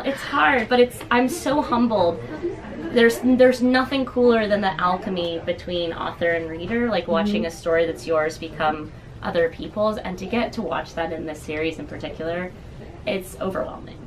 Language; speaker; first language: English; native; English